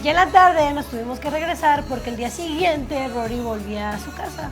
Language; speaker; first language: Spanish; native; Spanish